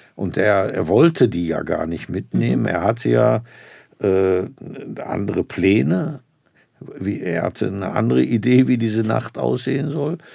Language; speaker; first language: German; native; German